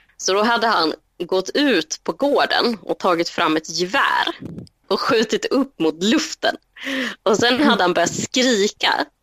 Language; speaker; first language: Swedish; early bilingual, other home language; Spanish